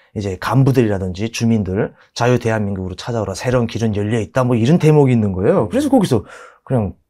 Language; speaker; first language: Korean; native; Korean